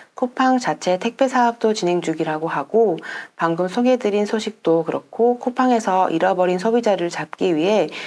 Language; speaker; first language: Korean; native; Korean